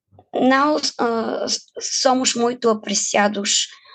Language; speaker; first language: Portuguese; non-native, fluent; Bulgarian